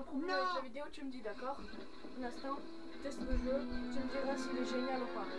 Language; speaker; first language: French; native; French